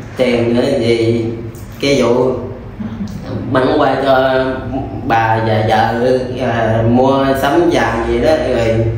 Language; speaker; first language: Vietnamese; non-native, local second language; Khmer